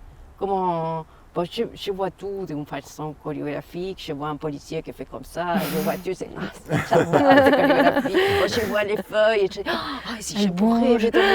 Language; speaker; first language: French; non-native, fluent; Spanish